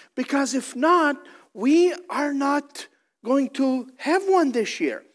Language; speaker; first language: English; non-native, fluent; Portuguese